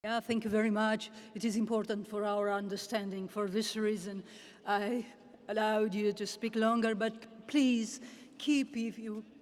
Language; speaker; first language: English; non-native, fluent; Romanian